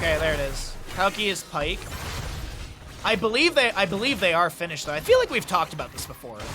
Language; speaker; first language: English; native; English